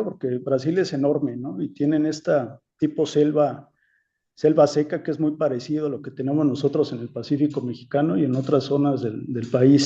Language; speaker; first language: Spanish; native; Spanish